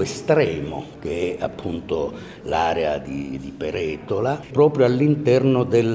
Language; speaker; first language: Italian; native; Italian